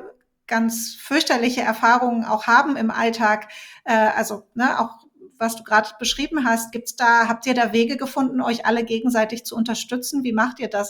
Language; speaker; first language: German; native; German